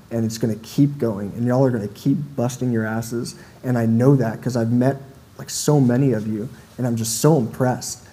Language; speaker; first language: English; native; English